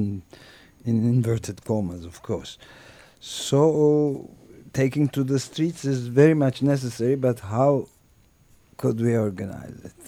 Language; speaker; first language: English; non-native, fluent; Turkish